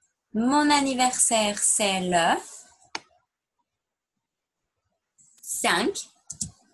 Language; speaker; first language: French; non-native, fluent; English